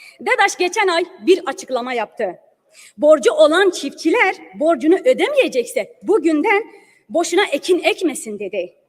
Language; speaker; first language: Turkish; non-native, local second language; Kurdish